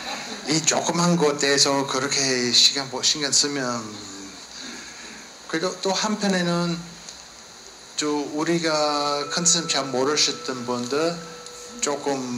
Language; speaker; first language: Korean; non-native, learner; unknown